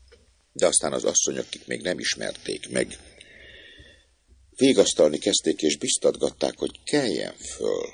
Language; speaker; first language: Hungarian; native; Hungarian